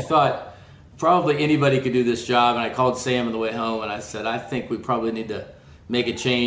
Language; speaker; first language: English; native; English